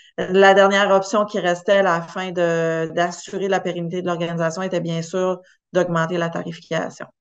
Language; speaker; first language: French; native; French